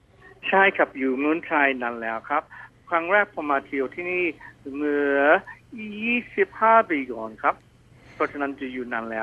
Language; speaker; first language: Thai; non-native, fluent; English